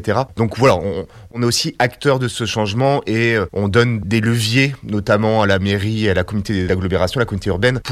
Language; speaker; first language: French; native; French